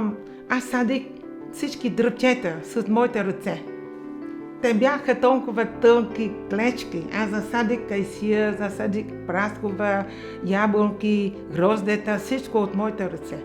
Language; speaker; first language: Bulgarian; non-native, fluent; Vietnamese